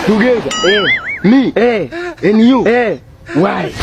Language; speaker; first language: English; non-native, learner; Swahili